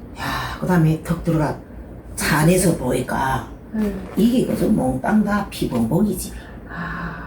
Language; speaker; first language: Korean; native; Korean